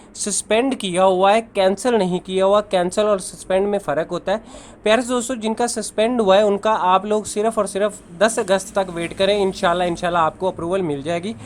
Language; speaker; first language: Hindi; non-native, local second language; Punjabi